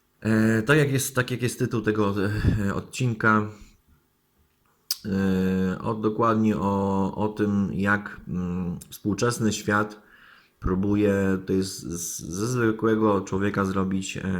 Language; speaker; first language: Polish; native; Polish